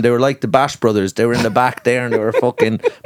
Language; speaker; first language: English; native; English